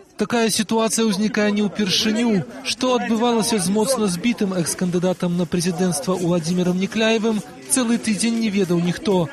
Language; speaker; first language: Belarusian; native; Belarusian